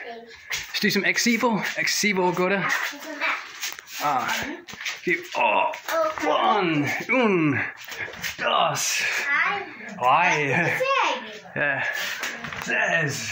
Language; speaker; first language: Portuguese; non-native, learner; English